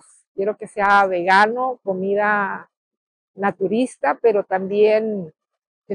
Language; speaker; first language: Spanish; native; Spanish